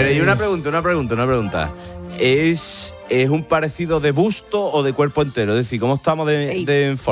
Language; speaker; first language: Spanish; native; Spanish